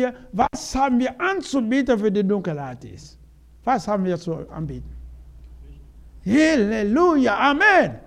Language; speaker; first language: German; non-native, learner; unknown